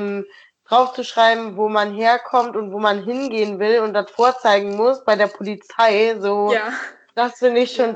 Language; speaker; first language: German; native; German